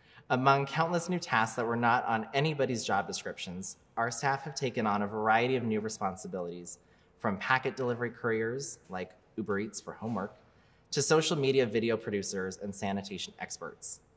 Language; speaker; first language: English; native; English